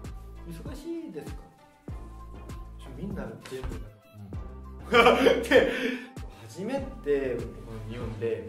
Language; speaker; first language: Japanese; non-native, fluent; Korean